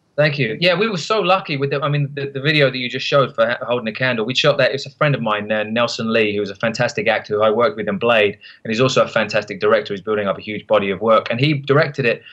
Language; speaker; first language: English; native; English